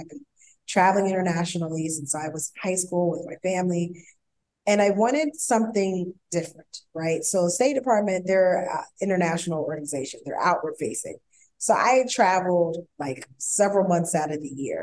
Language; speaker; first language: English; native; English